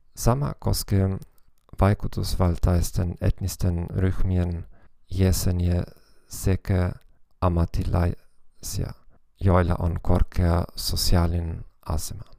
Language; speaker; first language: Finnish; non-native, fluent; German